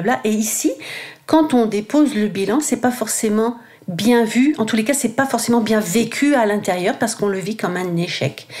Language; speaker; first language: French; native; French